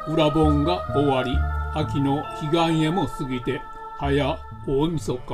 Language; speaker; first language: Japanese; native; Japanese